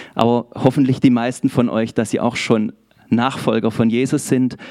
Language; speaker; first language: German; native; German